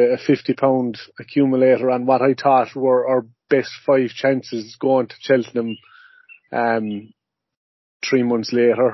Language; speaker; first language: English; native; English